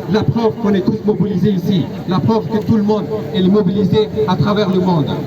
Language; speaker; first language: French; non-native, fluent; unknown